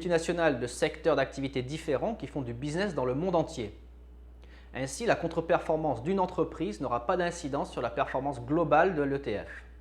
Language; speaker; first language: French; native; French